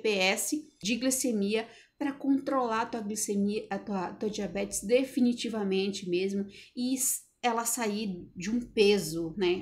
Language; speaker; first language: Portuguese; native; Portuguese